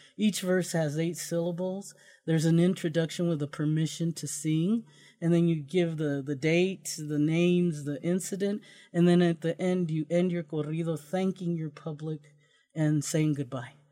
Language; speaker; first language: English; early bilingual, other home language; Spanish